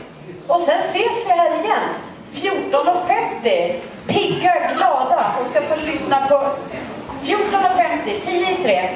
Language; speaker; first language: Swedish; native; Swedish